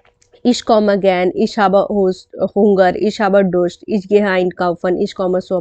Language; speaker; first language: German; non-native, fluent; Hindi